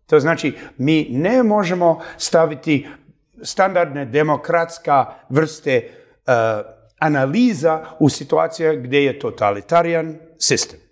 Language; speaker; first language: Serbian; early bilingual, heritage; Serbian